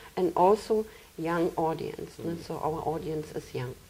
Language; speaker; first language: English; non-native, fluent; German